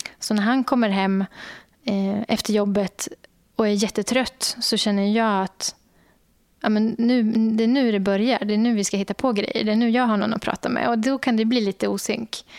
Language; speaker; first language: Swedish; native; Swedish